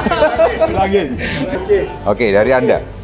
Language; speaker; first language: Indonesian; non-native, learner; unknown